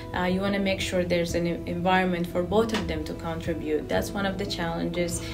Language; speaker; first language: English; non-native, fluent; Arabic